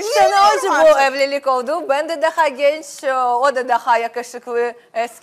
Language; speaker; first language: Turkish; non-native, learner; Russian